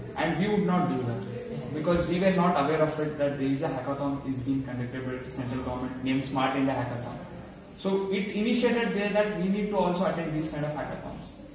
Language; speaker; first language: English; non-native, local second language; Kannada